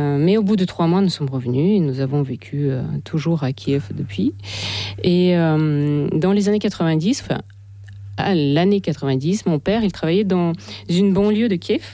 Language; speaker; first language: French; non-native, fluent; Russian